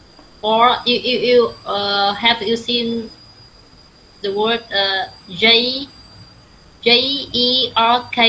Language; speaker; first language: English; non-native, learner; Vietnamese